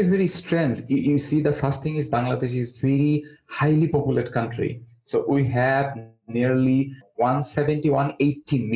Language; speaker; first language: English; non-native, local second language; Bangla